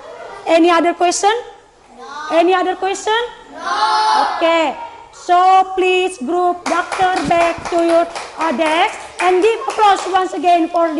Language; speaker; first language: English; non-native, learner; Indonesian